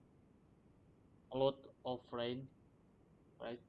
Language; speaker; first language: English; non-native, learner; Indonesian